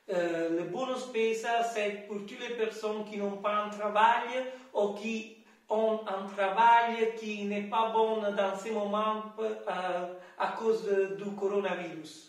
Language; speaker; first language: French; non-native, fluent; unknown